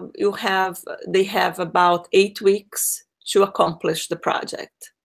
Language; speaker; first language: English; non-native, fluent; Portuguese